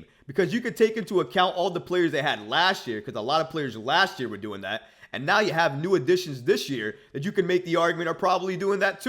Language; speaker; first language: English; native; English